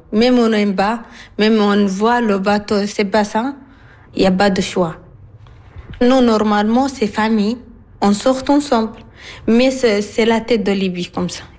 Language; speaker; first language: French; non-native, learner; Arabic